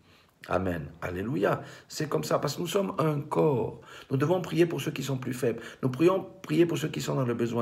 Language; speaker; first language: French; native; French